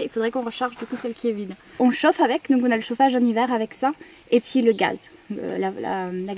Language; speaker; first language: French; native; French